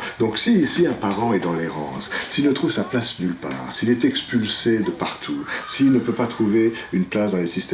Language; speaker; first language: French; native; French